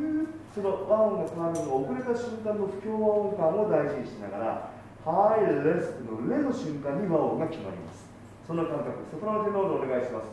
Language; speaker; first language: Japanese; native; Japanese